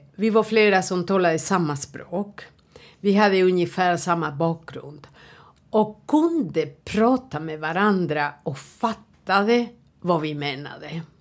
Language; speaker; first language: Swedish; non-native, fluent; Spanish